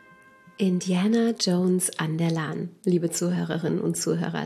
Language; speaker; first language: German; native; German